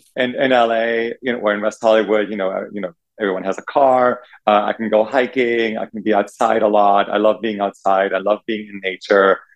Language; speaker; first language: English; non-native, fluent; German